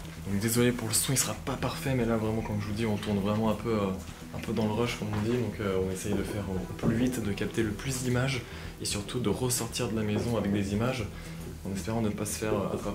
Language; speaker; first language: French; native; French